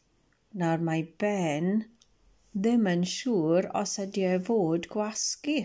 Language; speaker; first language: Welsh; non-native, local second language; English